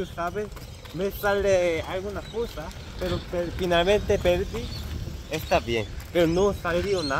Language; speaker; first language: Spanish; non-native, learner; Korean